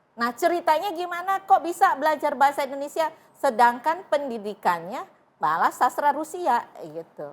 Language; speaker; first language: Indonesian; native; Indonesian